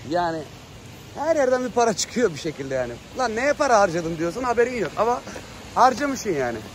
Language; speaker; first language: Turkish; native; Turkish